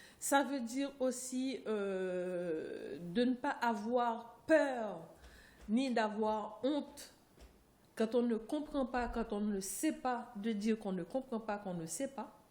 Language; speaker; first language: French; non-native, local second language; Haitian Creole